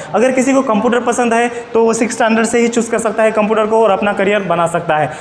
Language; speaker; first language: Hindi; non-native, local second language; Marathi